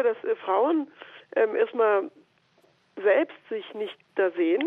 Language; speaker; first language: German; native; German